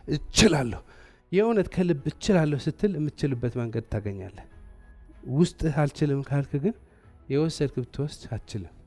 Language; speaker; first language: Amharic; non-native, local second language; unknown